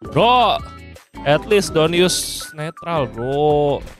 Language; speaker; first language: English; non-native, learner; Indonesian